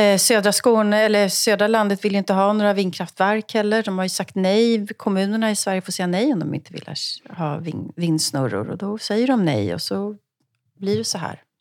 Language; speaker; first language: Swedish; native; Swedish